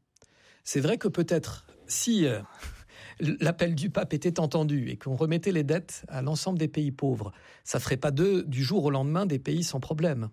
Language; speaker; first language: French; native; French